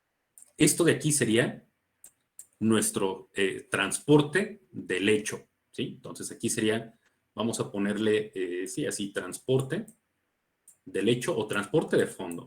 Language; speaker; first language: Spanish; native; Spanish